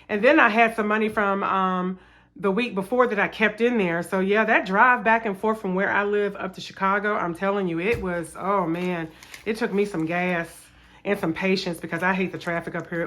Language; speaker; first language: English; native; English